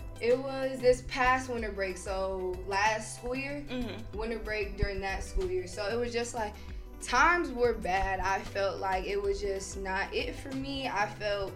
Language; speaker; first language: English; native; English